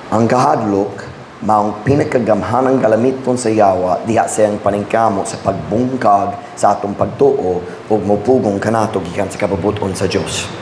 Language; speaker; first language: Cebuano; non-native, fluent; English